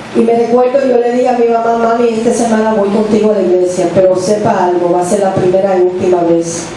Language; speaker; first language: Spanish; early bilingual, heritage; English